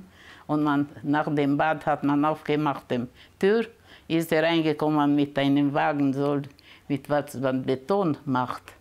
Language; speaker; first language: German; early bilingual, heritage; German